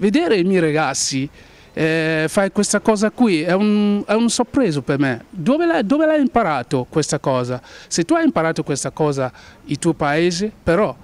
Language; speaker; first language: Italian; non-native, fluent; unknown